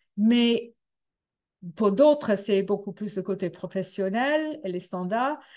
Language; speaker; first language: French; non-native, fluent; English